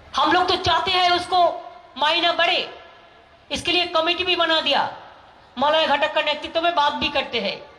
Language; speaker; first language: Hindi; non-native, local second language; Bangla